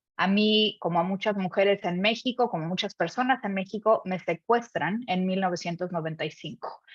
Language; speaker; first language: Spanish; native; Spanish